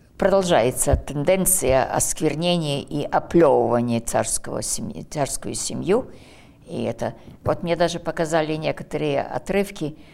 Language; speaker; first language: Russian; early bilingual, heritage; Russian